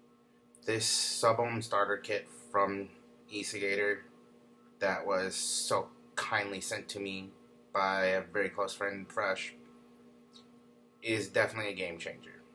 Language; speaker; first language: English; native; English